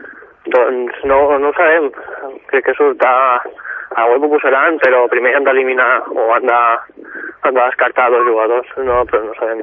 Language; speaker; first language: Catalan; native; Catalan